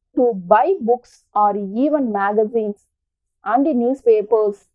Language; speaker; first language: English; non-native, local second language; Tamil